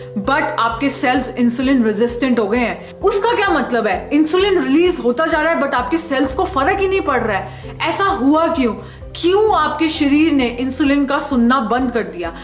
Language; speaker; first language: Hindi; native; Hindi